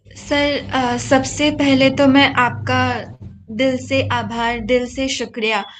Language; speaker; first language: Hindi; non-native, local second language; Assamese